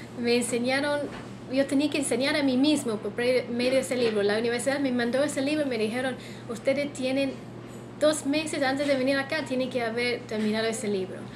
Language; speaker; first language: Spanish; non-native, fluent; English